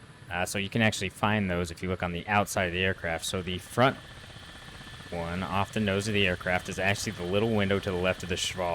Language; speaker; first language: English; native; English